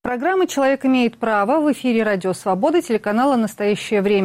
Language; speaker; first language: Russian; native; Russian